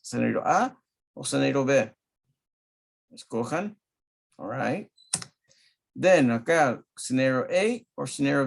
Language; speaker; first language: Spanish; early bilingual, heritage; Spanish